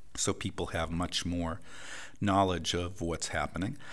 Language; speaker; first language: English; native; English